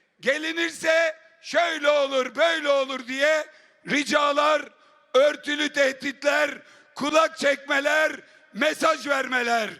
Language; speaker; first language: Turkish; native; Turkish